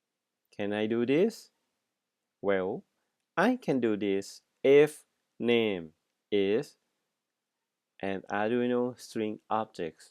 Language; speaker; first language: English; non-native, fluent; Thai